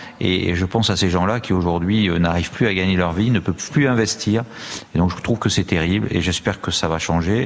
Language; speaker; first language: French; native; French